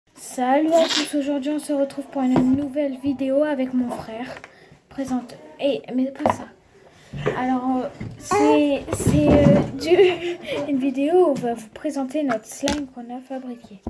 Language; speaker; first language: French; native; French